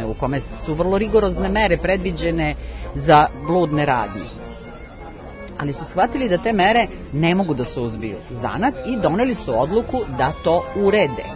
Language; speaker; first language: Serbian; native; Serbian